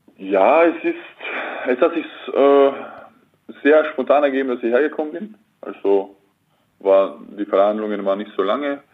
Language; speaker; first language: German; early bilingual, other home language; Bosnian